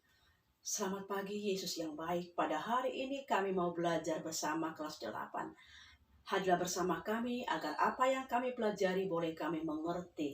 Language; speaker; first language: Indonesian; native; Indonesian